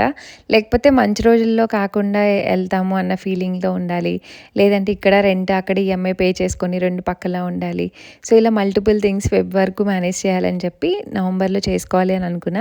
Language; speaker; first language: Telugu; native; Telugu